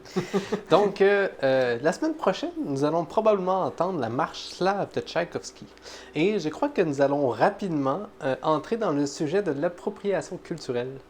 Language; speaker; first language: French; native; French